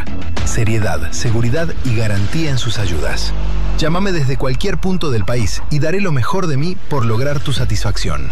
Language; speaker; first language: Spanish; native; Spanish